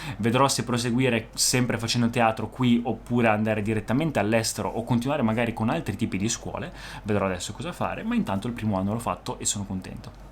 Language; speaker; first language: Italian; native; Italian